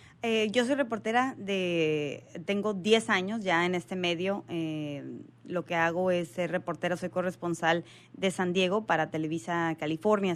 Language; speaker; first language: Spanish; native; Spanish